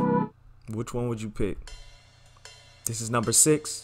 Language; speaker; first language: English; native; English